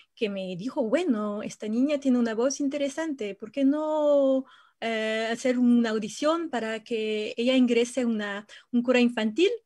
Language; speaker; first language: Spanish; non-native, fluent; French